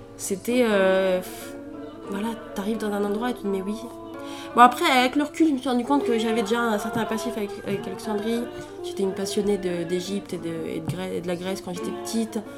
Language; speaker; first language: French; native; French